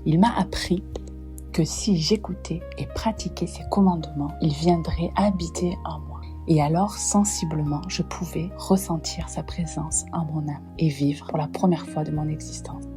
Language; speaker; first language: French; native; French